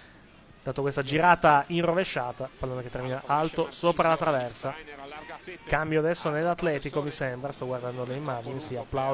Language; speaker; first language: Italian; native; Italian